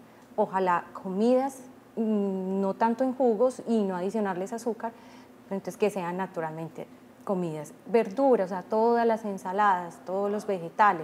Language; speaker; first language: Spanish; native; Spanish